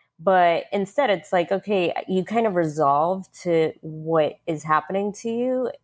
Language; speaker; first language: English; early bilingual, other home language; Russian